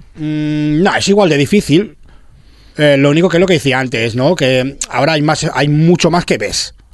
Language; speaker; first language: Catalan; non-native, local second language; Spanish